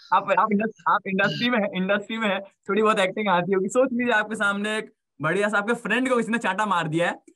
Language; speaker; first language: Hindi; native; Hindi